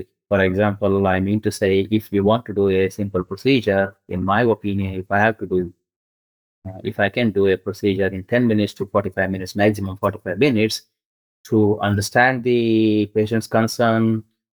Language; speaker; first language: English; non-native, local second language; Kannada